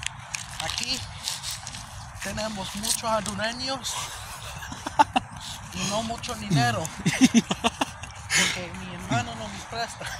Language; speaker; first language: Spanish; early bilingual, heritage; Spanish